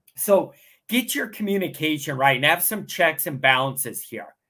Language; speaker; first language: English; native; English